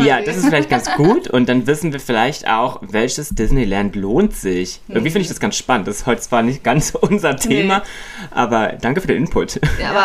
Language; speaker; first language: German; native; German